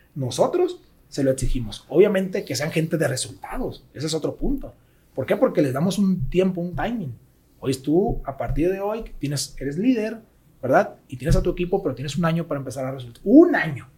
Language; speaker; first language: Spanish; native; Spanish